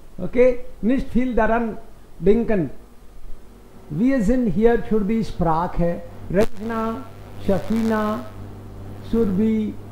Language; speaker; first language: German; non-native, fluent; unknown